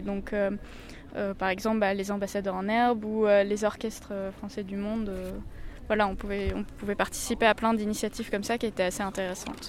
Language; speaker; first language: French; early bilingual, heritage; French